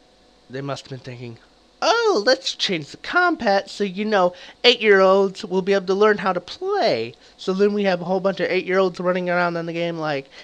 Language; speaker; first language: English; native; English